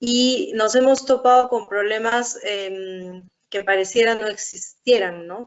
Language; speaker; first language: Spanish; native; Spanish